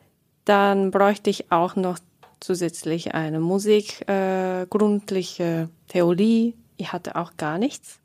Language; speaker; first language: German; non-native, learner; Japanese